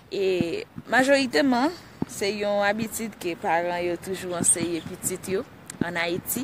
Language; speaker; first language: French; non-native, learner; Haitian Creole